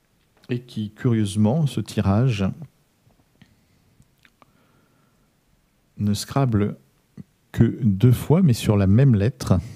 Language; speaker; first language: French; native; French